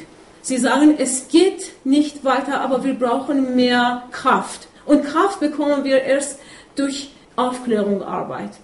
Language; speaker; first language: German; non-native, fluent; Persian